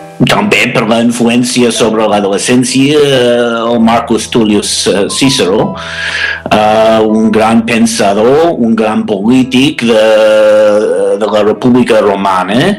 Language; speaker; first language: Catalan; non-native, fluent; English